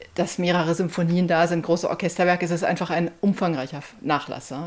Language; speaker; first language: German; native; German